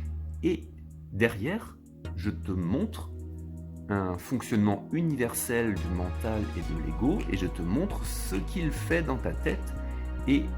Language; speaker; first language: French; native; French